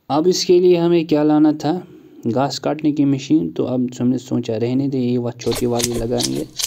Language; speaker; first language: Hindi; native; Hindi